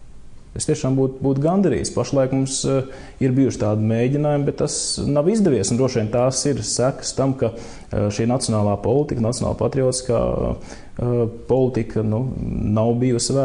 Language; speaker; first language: Latvian; native; Latvian